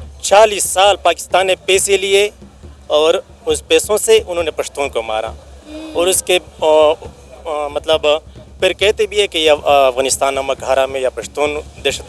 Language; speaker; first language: Hindi; non-native, local second language; Pashto